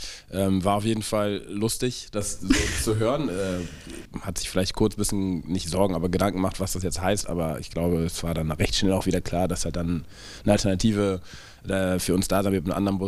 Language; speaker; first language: German; native; German